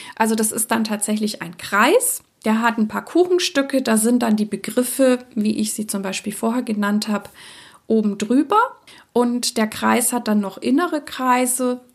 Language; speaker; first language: German; early bilingual, other home language; Czech